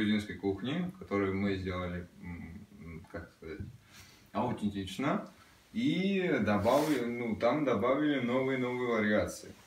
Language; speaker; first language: Russian; non-native, fluent; Georgian